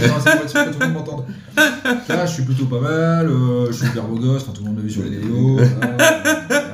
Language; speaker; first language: French; native; French